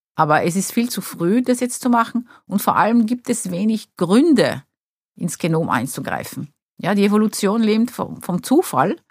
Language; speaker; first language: German; non-native, fluent; Portuguese